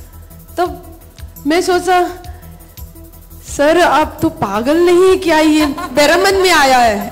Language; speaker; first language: Hindi; non-native, local second language; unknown